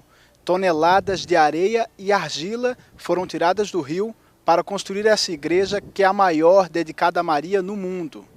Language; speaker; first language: Portuguese; native; Portuguese